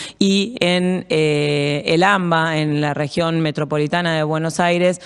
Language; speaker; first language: Spanish; native; Spanish